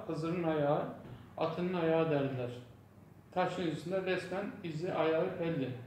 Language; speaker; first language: Turkish; non-native, local second language; Zaza